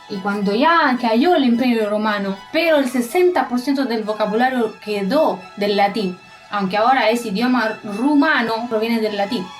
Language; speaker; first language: Spanish; non-native, fluent; Romanian